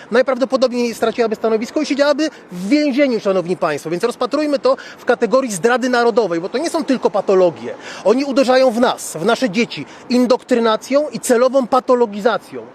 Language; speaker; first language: Polish; native; Polish